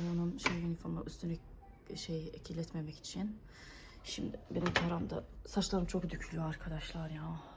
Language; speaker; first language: Turkish; non-native, fluent; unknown